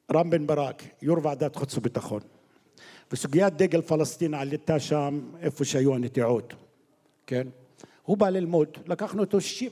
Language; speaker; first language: Hebrew; non-native, local second language; Arabic